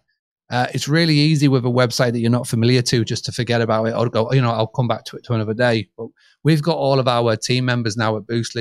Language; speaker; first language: English; native; English